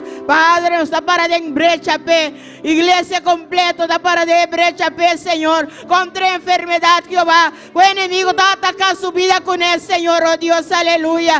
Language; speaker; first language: Spanish; non-native, learner; Papiamento